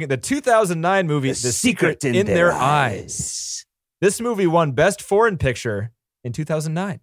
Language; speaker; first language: English; native; English